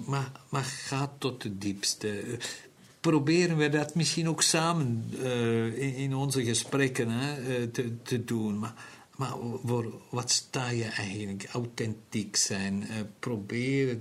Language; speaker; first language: Dutch; non-native, local second language; German